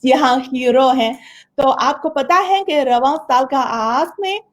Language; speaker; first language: Hindi; non-native, fluent; Chinese